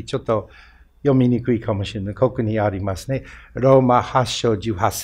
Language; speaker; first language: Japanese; non-native, fluent; English